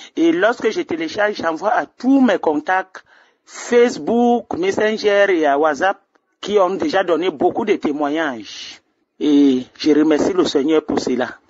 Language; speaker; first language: French; non-native, local second language; Rundi